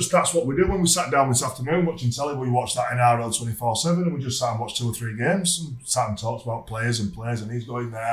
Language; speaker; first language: English; native; English